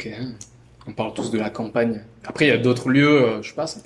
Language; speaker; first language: French; native; French